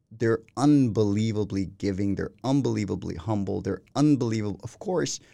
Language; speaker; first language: English; non-native, fluent; Spanish